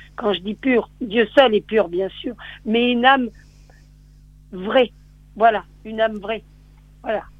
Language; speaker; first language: French; native; French